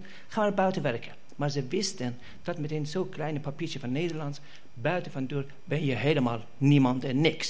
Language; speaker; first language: Dutch; non-native, fluent; Persian